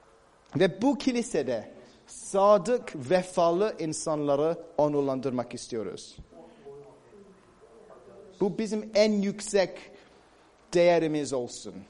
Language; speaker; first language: Turkish; non-native, fluent; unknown